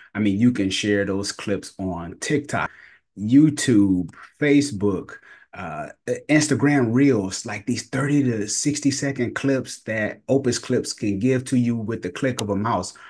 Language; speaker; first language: English; native; English